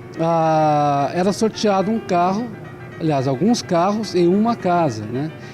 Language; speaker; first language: Portuguese; native; Portuguese